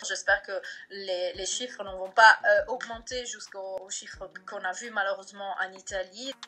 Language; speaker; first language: French; non-native, fluent; Italian